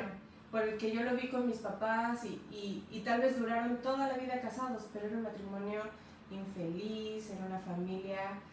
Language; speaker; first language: Spanish; native; Spanish